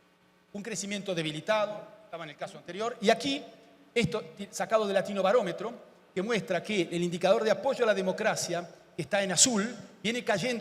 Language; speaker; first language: Spanish; native; Spanish